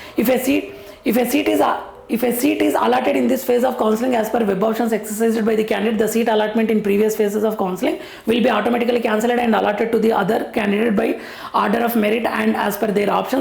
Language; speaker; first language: English; non-native, local second language; Telugu